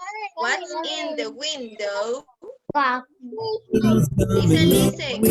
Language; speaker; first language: English; non-native, fluent; Spanish